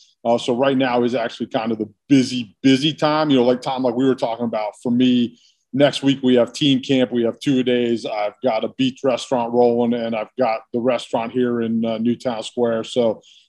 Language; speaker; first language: English; native; English